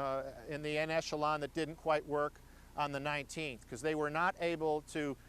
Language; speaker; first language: English; native; English